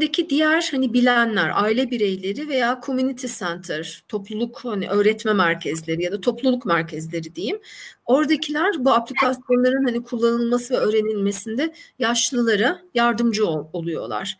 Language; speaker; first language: Turkish; native; Turkish